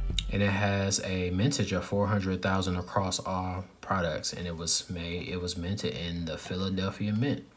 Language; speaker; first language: English; native; English